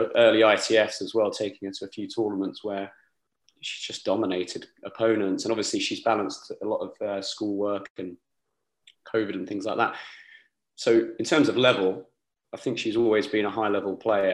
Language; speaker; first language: English; native; English